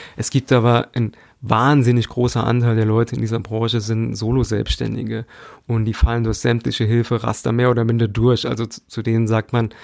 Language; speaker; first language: German; native; German